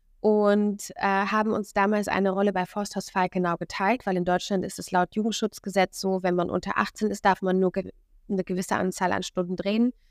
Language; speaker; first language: German; native; German